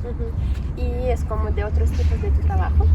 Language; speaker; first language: Spanish; non-native, fluent; Russian